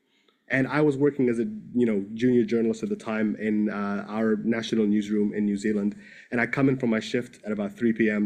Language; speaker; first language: English; native; English